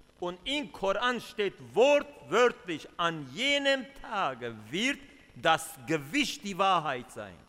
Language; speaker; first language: German; non-native, fluent; Kurdish